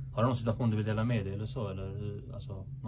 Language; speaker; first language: Swedish; native; Swedish